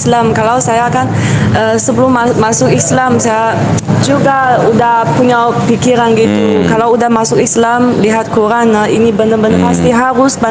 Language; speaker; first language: Indonesian; non-native, learner; Chinese